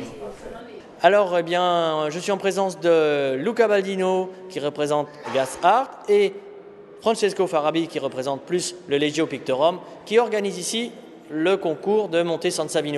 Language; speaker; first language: French; native; French